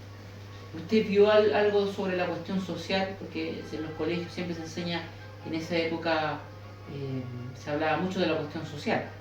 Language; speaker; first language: Spanish; native; Spanish